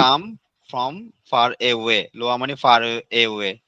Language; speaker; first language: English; non-native, learner; Bangla